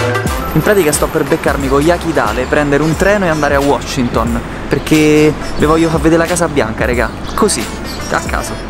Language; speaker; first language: Italian; native; Italian